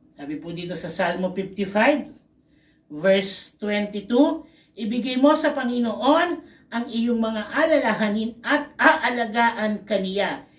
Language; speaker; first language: Filipino; native; Filipino